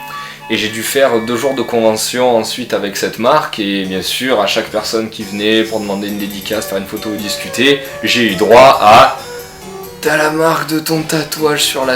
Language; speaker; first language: French; native; French